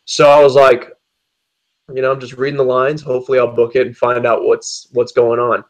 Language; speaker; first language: English; native; English